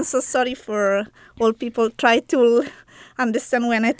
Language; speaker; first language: English; non-native, learner; Italian